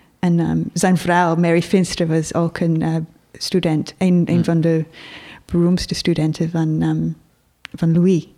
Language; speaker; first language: Dutch; non-native, fluent; English